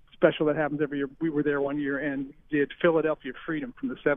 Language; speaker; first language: English; native; English